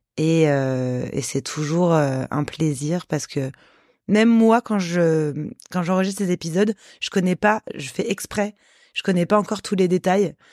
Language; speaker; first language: French; native; French